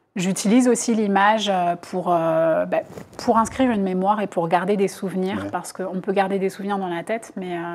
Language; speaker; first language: French; native; French